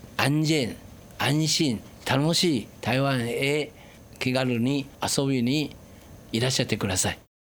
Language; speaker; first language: Japanese; non-native, fluent; Chinese